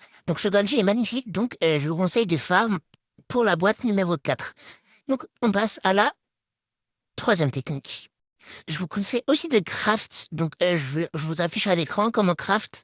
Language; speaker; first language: French; native; French